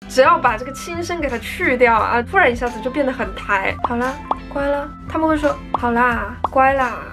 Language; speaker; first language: Chinese; native; Chinese